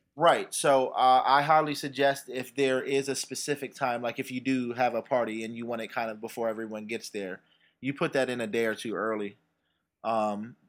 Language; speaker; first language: English; native; English